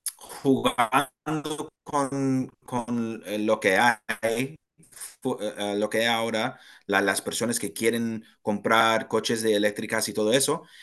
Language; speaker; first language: Spanish; non-native, learner; English